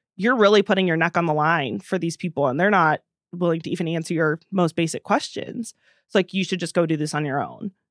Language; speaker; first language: English; native; English